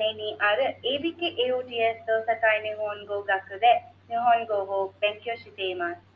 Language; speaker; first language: Japanese; non-native, learner; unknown